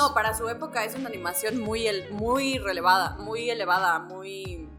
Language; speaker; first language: Spanish; native; Spanish